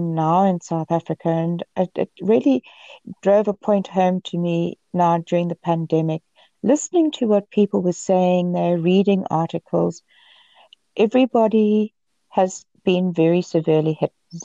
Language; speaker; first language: English; native; English